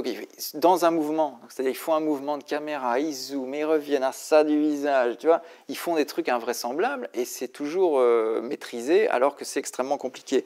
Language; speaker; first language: French; native; French